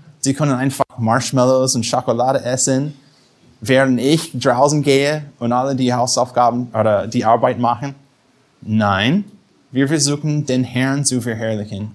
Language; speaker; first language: German; non-native, fluent; English